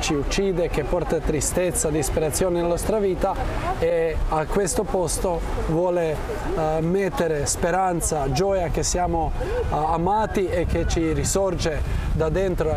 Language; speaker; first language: Italian; non-native, fluent; Croatian